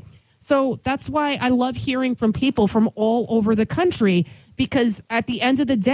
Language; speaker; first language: English; early bilingual, other home language; Albanian